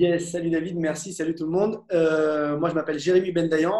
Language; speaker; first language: French; native; French